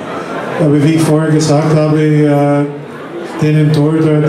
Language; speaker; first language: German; non-native, fluent; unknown